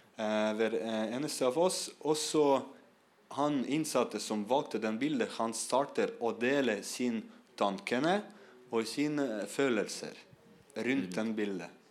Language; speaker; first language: Norwegian; non-native, learner; Russian